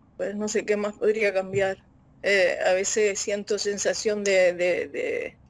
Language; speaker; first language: Spanish; native; Spanish